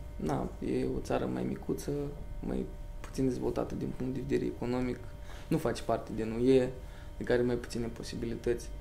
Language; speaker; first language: Romanian; native; Romanian